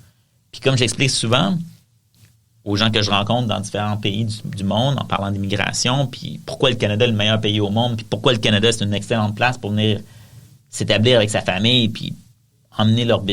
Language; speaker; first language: French; native; French